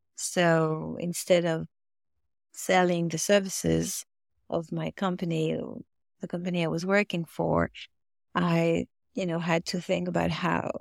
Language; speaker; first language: English; non-native, fluent; French